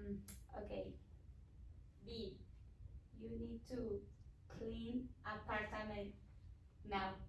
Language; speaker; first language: English; non-native, learner; Spanish